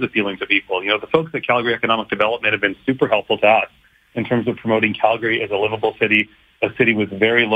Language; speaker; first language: English; native; English